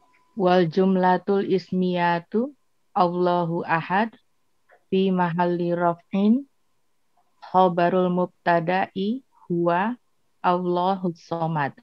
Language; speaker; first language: Arabic; non-native, learner; Indonesian